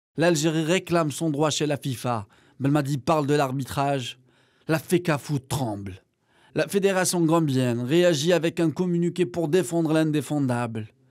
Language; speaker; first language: French; non-native, local second language; Arabic